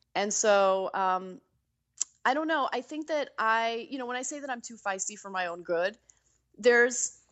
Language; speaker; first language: English; native; English